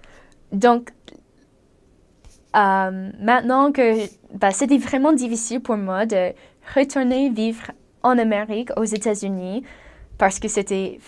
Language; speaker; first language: French; non-native, fluent; English